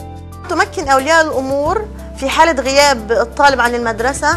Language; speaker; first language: Arabic; native; Arabic